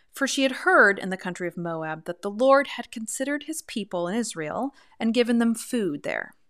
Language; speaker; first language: English; native; English